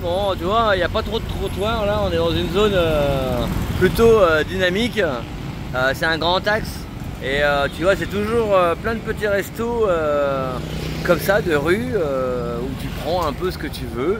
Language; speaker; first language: French; native; French